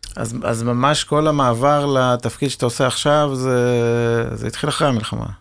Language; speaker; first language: Hebrew; native; Hebrew